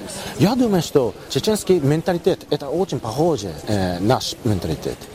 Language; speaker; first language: Russian; non-native, learner; Japanese